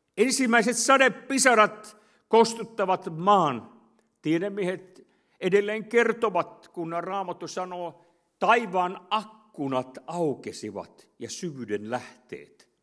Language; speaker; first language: Finnish; native; Finnish